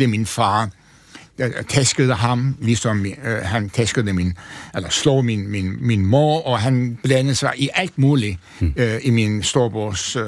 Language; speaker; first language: Danish; non-native, fluent; Turkish